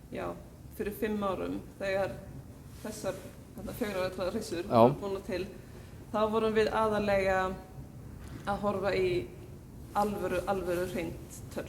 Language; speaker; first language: Icelandic; non-native, fluent; Swedish